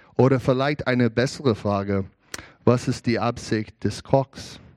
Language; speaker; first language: German; non-native, learner; English